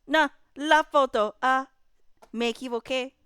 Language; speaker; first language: Spanish; non-native, learner; English